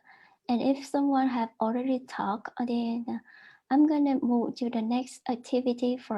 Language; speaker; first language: English; non-native, learner; Vietnamese